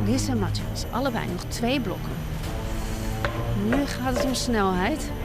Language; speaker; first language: Dutch; native; Dutch